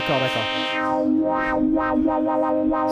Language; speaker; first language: French; native; French